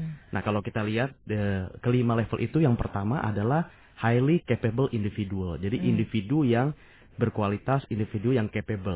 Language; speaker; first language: Indonesian; native; Indonesian